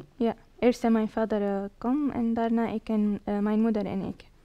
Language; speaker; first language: Dutch; non-native, learner; Arabic